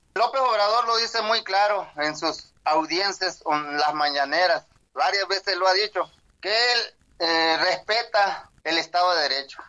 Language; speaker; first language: Spanish; non-native, local second language; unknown